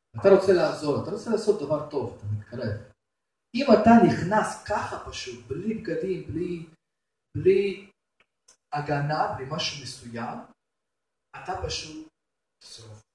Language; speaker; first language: Hebrew; non-native, fluent; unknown